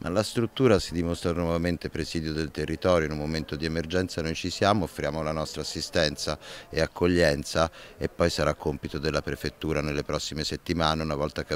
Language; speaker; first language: Italian; native; Italian